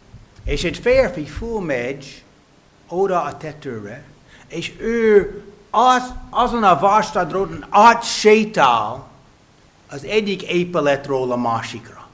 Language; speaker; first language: Hungarian; non-native, fluent; English